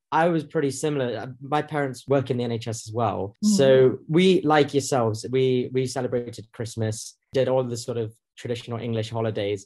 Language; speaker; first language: English; native; English